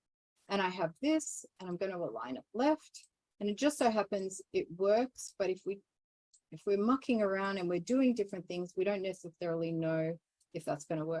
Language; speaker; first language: English; native; English